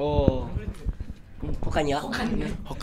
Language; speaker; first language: Japanese; native; Japanese